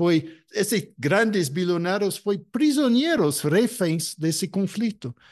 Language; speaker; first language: Portuguese; non-native, fluent; English